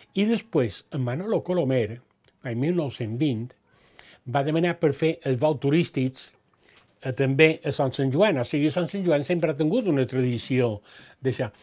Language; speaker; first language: Catalan; native; Catalan